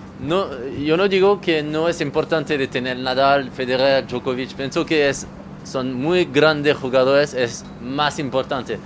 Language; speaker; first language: Spanish; non-native, learner; French